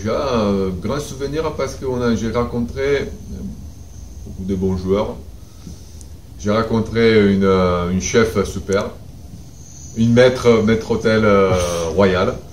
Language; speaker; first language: French; non-native, fluent; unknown